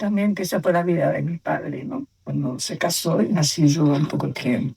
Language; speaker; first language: Spanish; native; Spanish